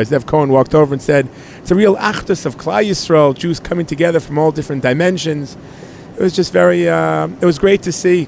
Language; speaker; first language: English; native; English